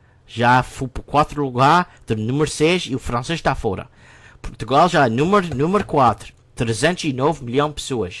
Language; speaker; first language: Portuguese; non-native, learner; English